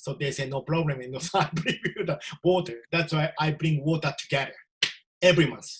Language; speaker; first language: English; non-native, learner; Japanese